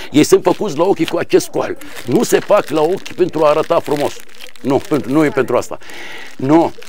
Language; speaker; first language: Romanian; non-native, fluent; Arabic